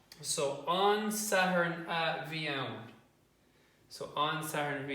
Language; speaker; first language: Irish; non-native, local second language; English